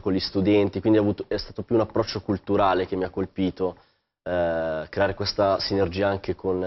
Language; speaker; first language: Italian; native; Italian